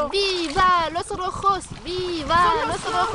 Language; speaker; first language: Spanish; non-native, learner; French